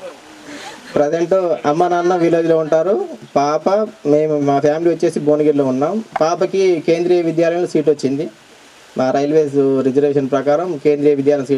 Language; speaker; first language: Telugu; native; Telugu